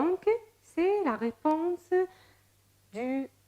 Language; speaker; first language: French; non-native, fluent; Arabic